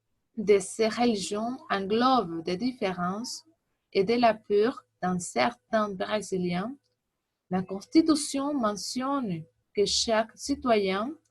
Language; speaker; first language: French; non-native, learner; Portuguese